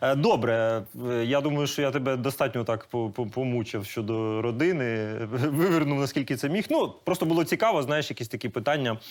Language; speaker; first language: Ukrainian; native; Ukrainian